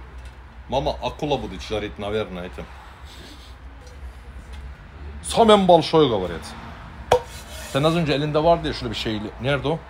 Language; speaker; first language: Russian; non-native, learner; Turkish